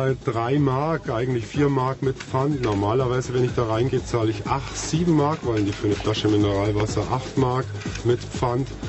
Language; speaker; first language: German; native; German